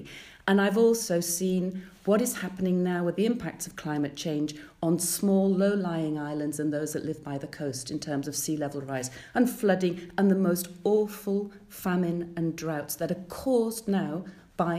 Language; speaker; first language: English; native; English